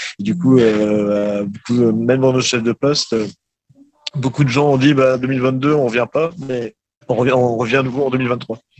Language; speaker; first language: French; native; French